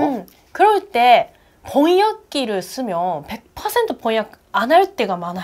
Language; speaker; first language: Korean; non-native, fluent; Japanese